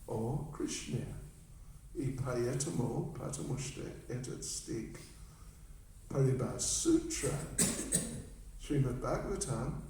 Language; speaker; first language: Russian; non-native, learner; English